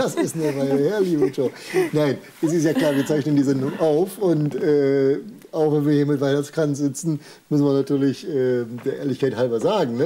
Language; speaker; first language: German; native; German